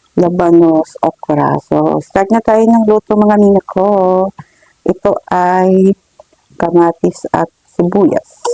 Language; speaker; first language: Filipino; non-native, local second language; Hiligaynon